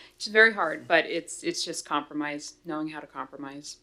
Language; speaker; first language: English; native; English